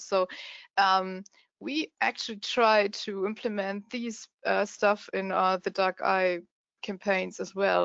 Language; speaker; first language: English; non-native, fluent; German